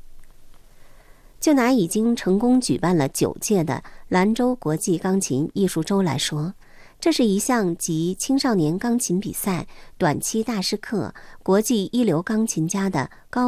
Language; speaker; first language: Chinese; native; Chinese